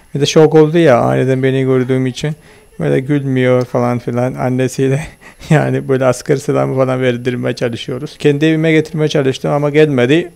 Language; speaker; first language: Turkish; non-native, fluent; Malayalam